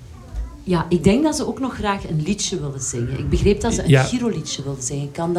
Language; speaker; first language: Dutch; native; Dutch